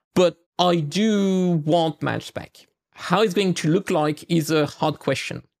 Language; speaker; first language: English; non-native, fluent; French